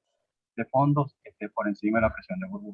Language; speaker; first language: Spanish; native; Spanish